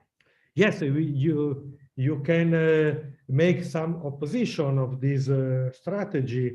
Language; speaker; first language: English; non-native, learner; Italian